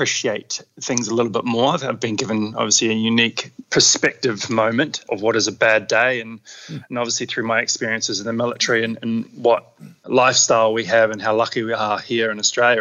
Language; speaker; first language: English; native; English